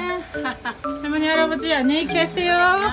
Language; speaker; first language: Korean; native; Korean